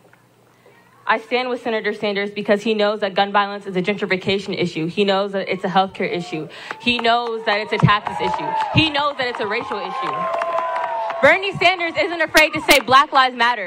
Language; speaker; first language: English; native; English